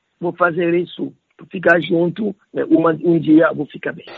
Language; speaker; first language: Portuguese; non-native, learner; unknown